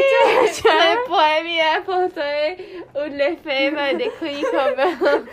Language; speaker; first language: French; non-native, learner; Portuguese